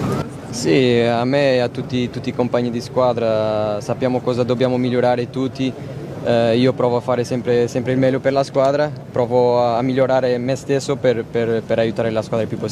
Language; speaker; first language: Italian; non-native, fluent; Portuguese